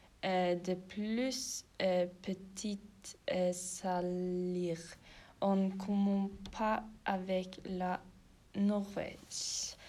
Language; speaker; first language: French; non-native, learner; Norwegian